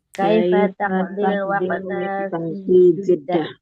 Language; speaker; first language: Arabic; non-native, learner; Indonesian